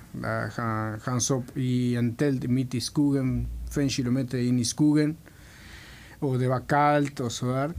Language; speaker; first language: Swedish; non-native, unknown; Spanish